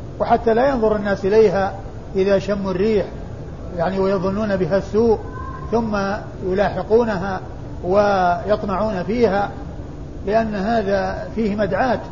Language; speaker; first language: Arabic; native; Arabic